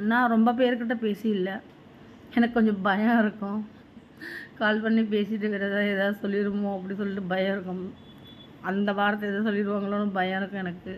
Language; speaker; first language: Tamil; non-native, learner; Malayalam